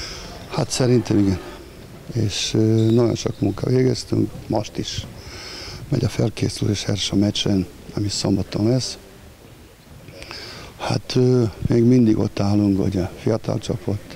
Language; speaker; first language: Hungarian; non-native, fluent; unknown